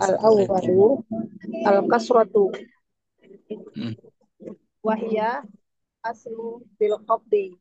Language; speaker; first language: Arabic; non-native, learner; Indonesian